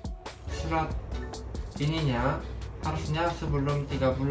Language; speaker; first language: Indonesian; non-native, learner; Korean